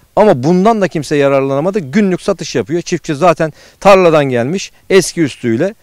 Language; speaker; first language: Turkish; native; Turkish